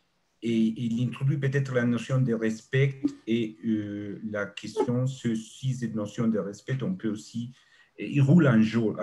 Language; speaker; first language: French; non-native, fluent; Spanish